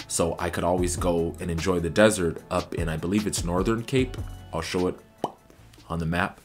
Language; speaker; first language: English; native; English